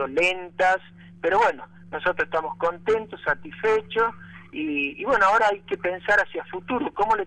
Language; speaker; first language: Spanish; native; Spanish